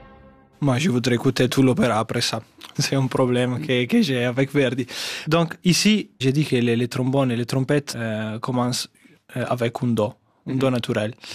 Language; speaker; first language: French; non-native, fluent; Italian